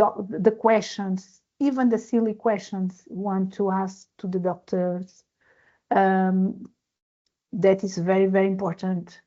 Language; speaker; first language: English; non-native, learner; Portuguese